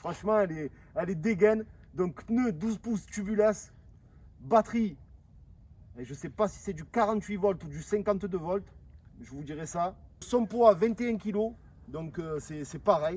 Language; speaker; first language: French; native; French